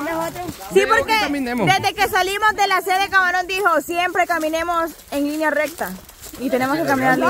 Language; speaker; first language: Spanish; native; Spanish